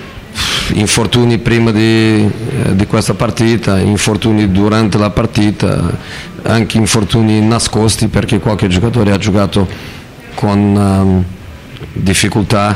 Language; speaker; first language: Italian; non-native, fluent; Portuguese